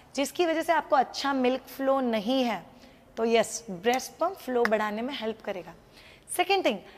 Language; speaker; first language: Hindi; non-native, local second language; Marathi